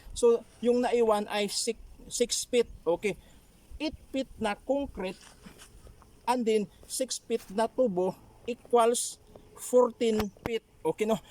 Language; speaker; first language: Filipino; non-native, local second language; Waray